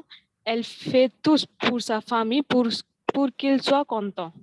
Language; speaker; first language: French; non-native, learner; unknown